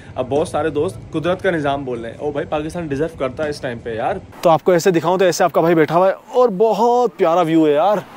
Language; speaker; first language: Urdu; native; Urdu